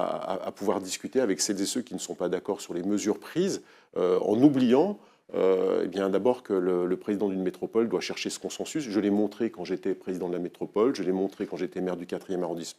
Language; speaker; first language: French; native; French